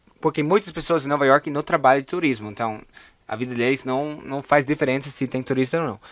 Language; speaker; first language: Portuguese; non-native, fluent; English